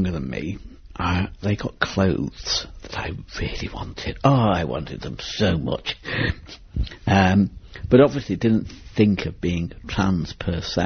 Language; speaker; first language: English; native; English